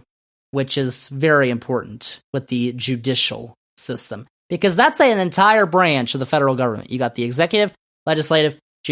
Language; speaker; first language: English; native; English